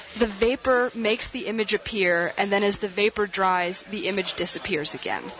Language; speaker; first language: English; native; English